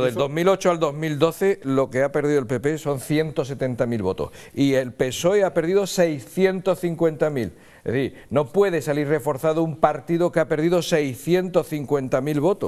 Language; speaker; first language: Spanish; native; Spanish